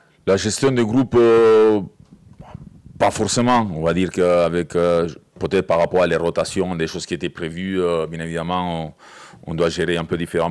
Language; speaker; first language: French; native; French